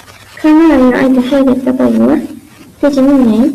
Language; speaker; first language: Arabic; non-native, learner; Malay